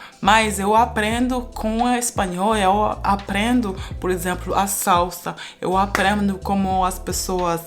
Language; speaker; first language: Portuguese; non-native, fluent; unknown